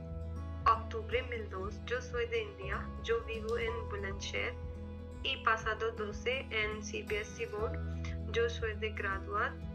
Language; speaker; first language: Spanish; non-native, learner; Hindi